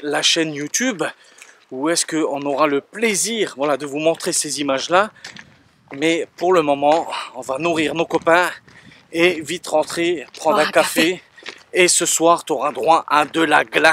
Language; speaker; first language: French; native; French